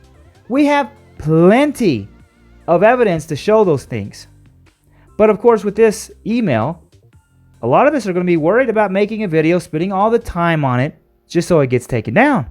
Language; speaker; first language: English; native; English